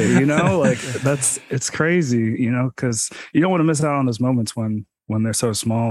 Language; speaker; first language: English; native; English